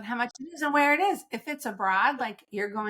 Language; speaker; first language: English; native; English